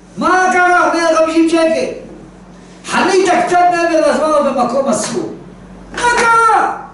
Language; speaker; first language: Hebrew; native; Hebrew